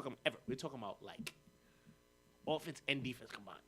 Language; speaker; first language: English; native; English